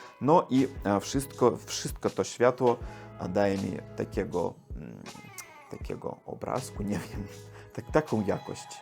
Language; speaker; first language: Polish; non-native, learner; Russian